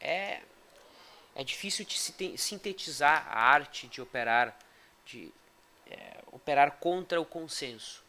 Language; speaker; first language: Portuguese; native; Portuguese